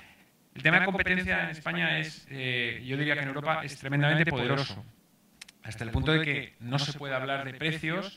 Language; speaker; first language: Spanish; native; Spanish